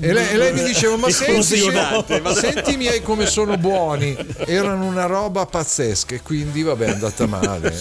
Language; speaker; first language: Italian; native; Italian